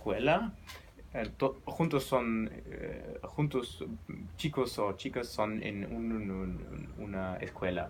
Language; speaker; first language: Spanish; non-native, learner; German